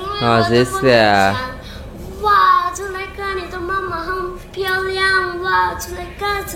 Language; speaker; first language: Chinese; non-native, learner; Malay